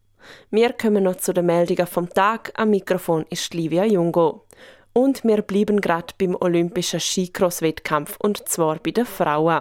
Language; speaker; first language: German; native; German